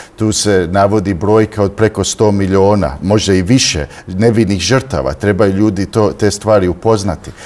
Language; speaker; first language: Croatian; early bilingual, heritage; Croatian